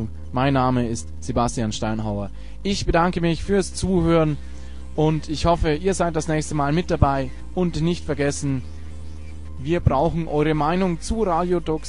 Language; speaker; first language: German; native; German